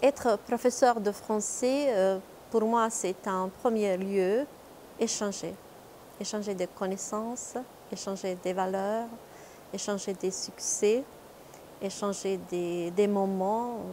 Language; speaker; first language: French; non-native, fluent; Bosnian